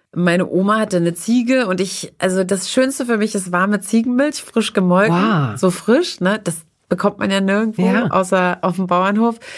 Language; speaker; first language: German; native; German